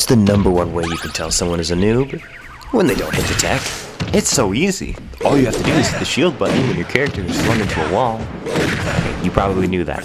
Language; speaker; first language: English; native; English